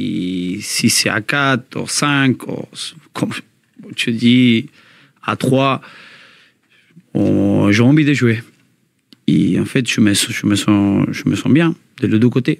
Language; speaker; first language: French; non-native, learner; Spanish